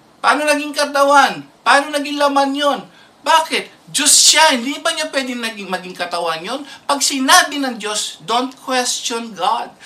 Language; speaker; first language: Filipino; native; Filipino